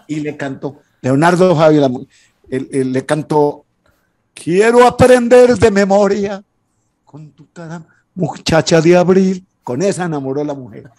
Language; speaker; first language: Spanish; native; Spanish